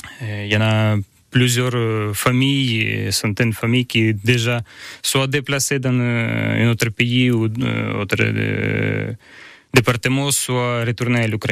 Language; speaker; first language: French; non-native, learner; Ukrainian